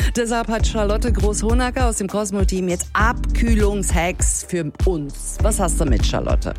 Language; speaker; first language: German; native; German